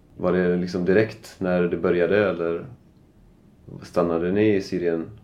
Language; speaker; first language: Swedish; native; Swedish